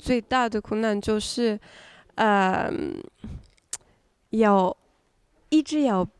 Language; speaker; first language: Chinese; non-native, fluent; French